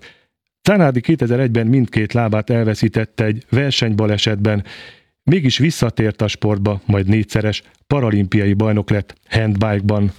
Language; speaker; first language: Hungarian; native; Hungarian